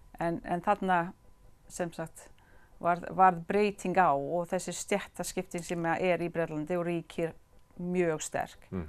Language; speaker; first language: Icelandic; native; Icelandic